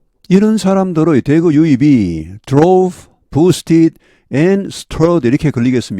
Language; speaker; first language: Korean; native; Korean